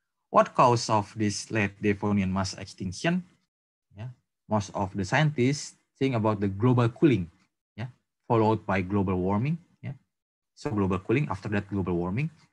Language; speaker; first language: English; non-native, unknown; Indonesian